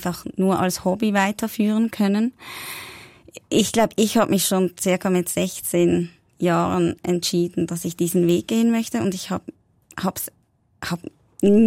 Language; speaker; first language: German; native; German